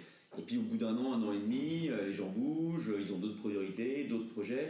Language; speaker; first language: French; native; French